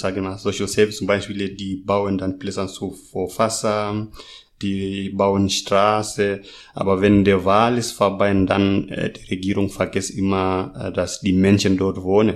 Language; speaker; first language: German; non-native, fluent; Masai